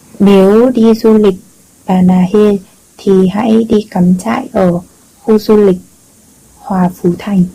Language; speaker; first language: Vietnamese; non-native, learner; Korean